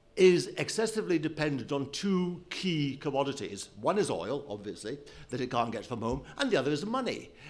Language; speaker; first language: English; native; English